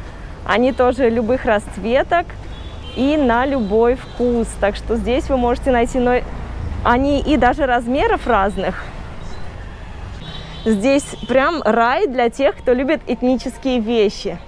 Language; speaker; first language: Russian; native; Russian